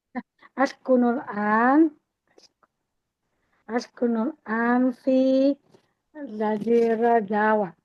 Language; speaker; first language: Arabic; non-native, learner; Indonesian